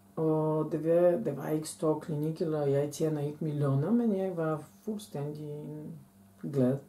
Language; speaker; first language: Danish; non-native, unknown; Bulgarian